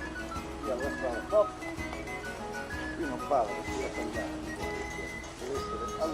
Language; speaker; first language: Italian; native; Italian